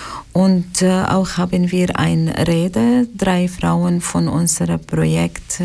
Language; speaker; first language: German; non-native, learner; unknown